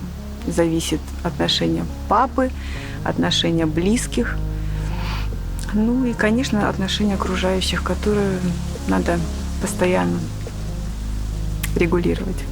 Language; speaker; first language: Russian; native; Russian